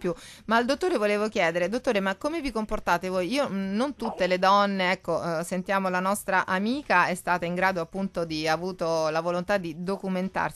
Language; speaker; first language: Italian; native; Italian